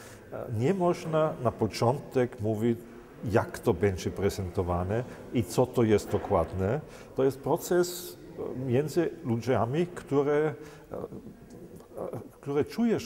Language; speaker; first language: Polish; non-native, learner; German